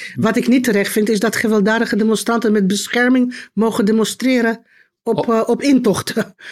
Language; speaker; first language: Dutch; non-native, fluent; Romanian